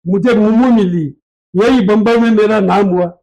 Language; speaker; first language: Hindi; non-native, local second language; Marathi